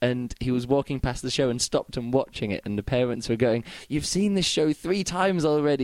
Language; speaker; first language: English; native; English